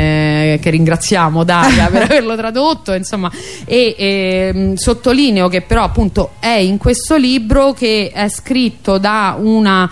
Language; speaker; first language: Italian; native; Italian